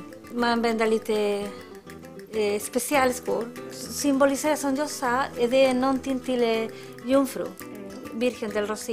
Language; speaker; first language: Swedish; non-native, learner; Spanish